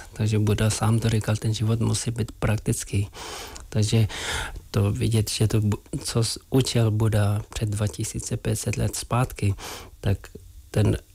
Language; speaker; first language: Czech; non-native, fluent; Tibetan